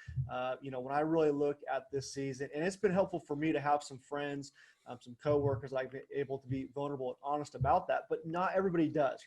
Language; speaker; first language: English; native; English